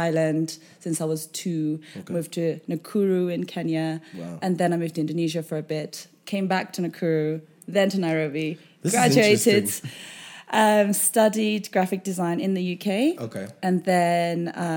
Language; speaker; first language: English; non-native, local second language; Japanese